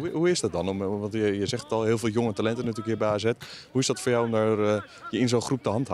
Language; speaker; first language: Dutch; native; Dutch